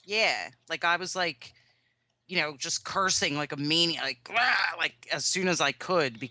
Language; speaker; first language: English; native; English